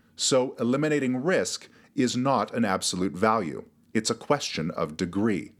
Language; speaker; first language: English; native; English